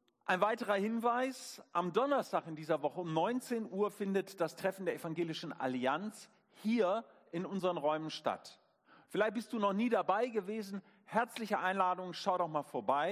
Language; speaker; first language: German; native; German